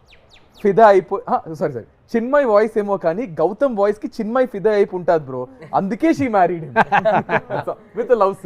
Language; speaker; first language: Telugu; native; Telugu